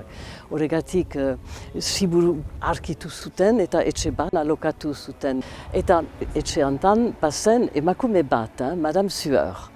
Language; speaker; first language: Basque; non-native, local second language; English